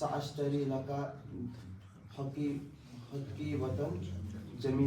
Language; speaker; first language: Arabic; non-native, learner; Urdu